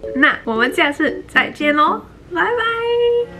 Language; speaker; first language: Chinese; non-native, local second language; English